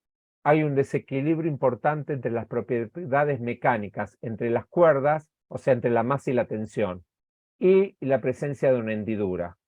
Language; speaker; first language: Spanish; native; Spanish